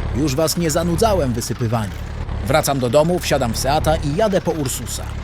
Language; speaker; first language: Polish; native; Polish